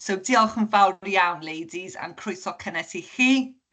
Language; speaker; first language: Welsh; non-native, local second language; English